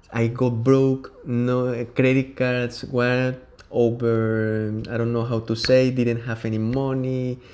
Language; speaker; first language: English; non-native, learner; Spanish